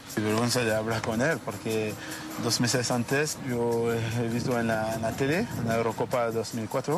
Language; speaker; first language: Spanish; non-native, learner; French